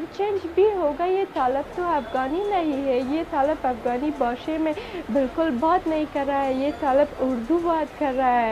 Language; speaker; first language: Hindi; non-native, fluent; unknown